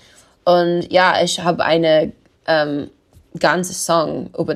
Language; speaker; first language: German; non-native, learner; English